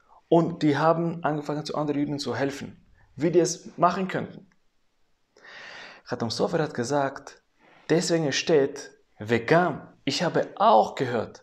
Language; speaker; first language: German; non-native, fluent; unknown